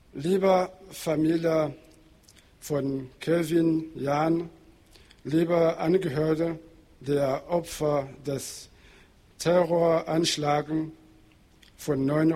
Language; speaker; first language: German; non-native, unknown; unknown